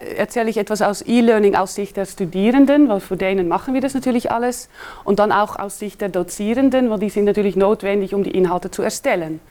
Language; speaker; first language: German; non-native, fluent; Dutch